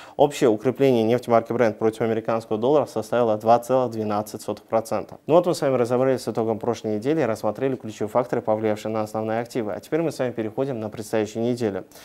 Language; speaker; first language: Russian; non-native, local second language; Uzbek